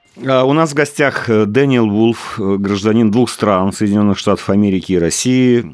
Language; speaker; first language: Russian; native; Russian